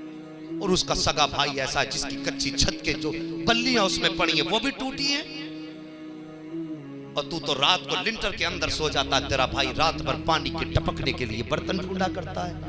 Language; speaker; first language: Urdu; native; Urdu